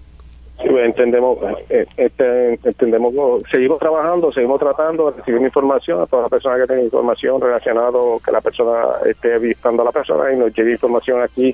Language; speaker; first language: Spanish; native; Spanish